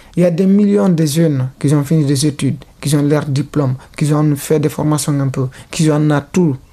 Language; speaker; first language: French; non-native, local second language; Fula